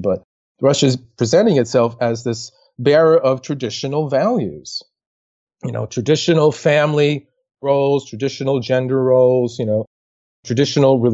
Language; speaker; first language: English; native; English